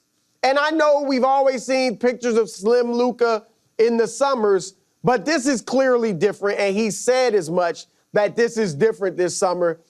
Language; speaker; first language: English; native; English